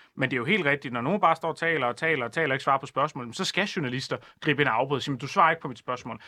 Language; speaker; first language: Danish; native; Danish